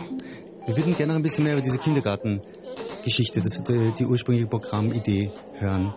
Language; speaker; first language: German; native; German